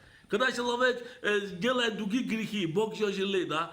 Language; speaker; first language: Russian; non-native, fluent; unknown